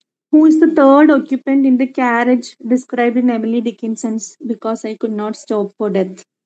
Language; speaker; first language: English; non-native, local second language; Malayalam